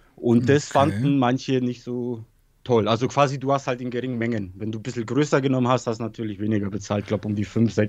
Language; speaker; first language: German; early bilingual, other home language; Polish